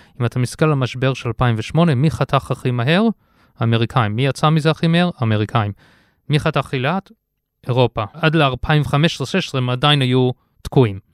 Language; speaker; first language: Hebrew; early bilingual, heritage; Hebrew